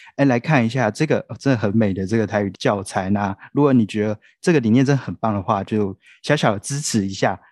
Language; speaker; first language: Chinese; non-native, local second language; Min Nan Chinese